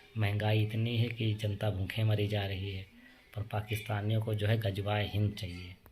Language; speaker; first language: Hindi; native; Hindi